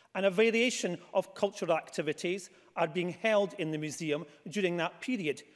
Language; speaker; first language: English; native; English